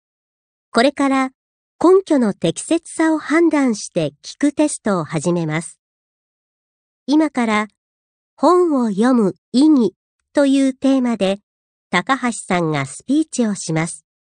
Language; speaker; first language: Japanese; native; Japanese